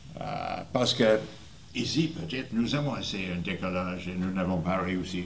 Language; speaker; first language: French; non-native, fluent; English